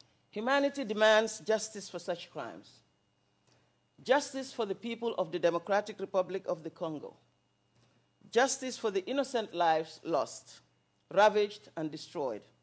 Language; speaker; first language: English; non-native, local second language; Wolof